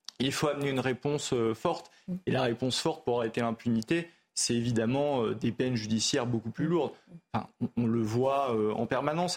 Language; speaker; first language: French; native; French